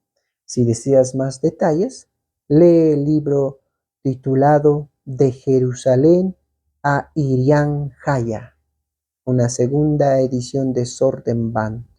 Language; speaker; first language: Spanish; native; Spanish